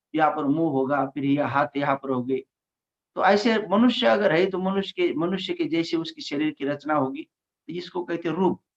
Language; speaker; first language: Hindi; non-native, local second language; Marathi